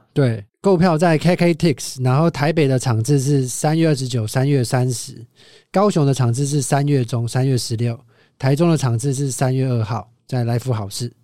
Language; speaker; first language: Chinese; native; Chinese